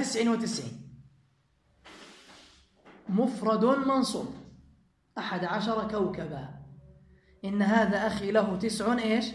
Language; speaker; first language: Arabic; native; Arabic